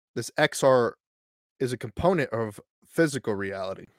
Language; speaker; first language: English; native; English